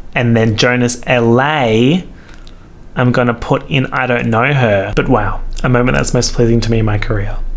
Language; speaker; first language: English; native; English